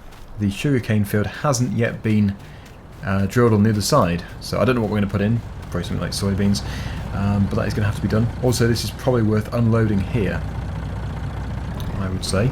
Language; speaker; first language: English; native; English